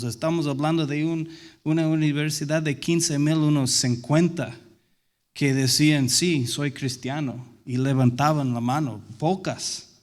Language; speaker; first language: Spanish; non-native, fluent; English